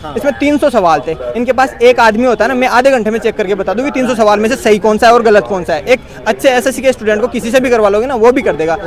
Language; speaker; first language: Hindi; native; Hindi